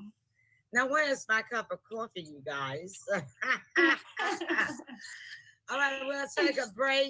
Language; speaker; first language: English; native; English